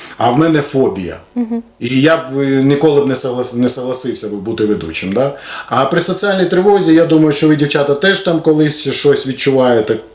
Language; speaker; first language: Ukrainian; non-native, local second language; Russian